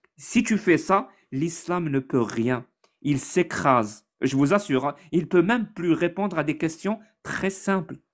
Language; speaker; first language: French; non-native, local second language; Arabic